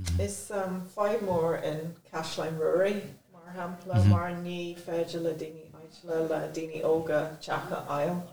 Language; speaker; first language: Irish; non-native, local second language; English